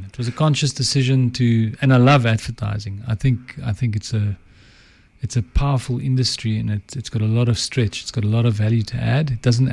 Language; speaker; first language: English; non-native, local second language; Afrikaans